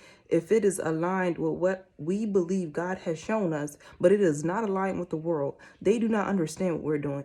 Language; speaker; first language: English; native; English